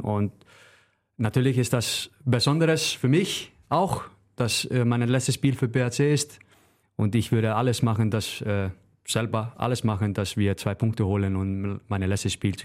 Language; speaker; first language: German; non-native, fluent; Icelandic